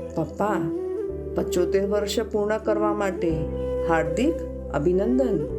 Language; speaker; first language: Gujarati; non-native, local second language; Kachhi